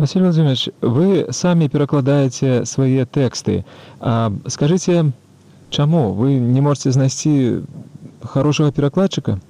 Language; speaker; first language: Belarusian; native; Belarusian